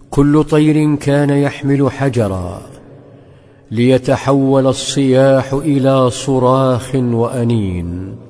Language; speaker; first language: Arabic; native; Arabic